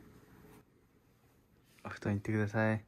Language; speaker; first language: Japanese; native; Japanese